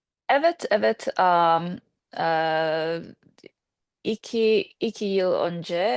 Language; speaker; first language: Turkish; non-native, learner; English